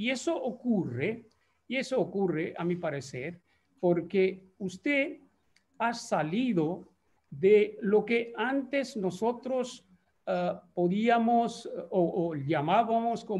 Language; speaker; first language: Spanish; non-native, fluent; Bangla